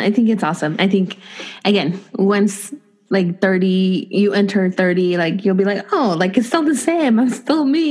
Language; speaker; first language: English; non-native, fluent; Spanish